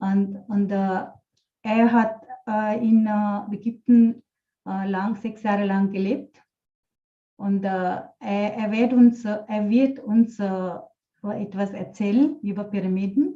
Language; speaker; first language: German; non-native, fluent; Telugu